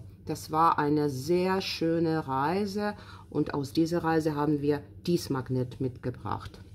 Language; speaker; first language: German; non-native, fluent; Russian